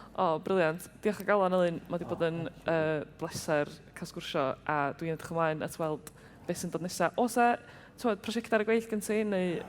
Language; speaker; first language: Welsh; native; Welsh